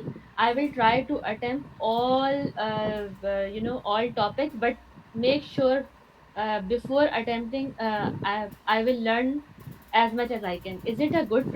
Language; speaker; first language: English; non-native, local second language; Urdu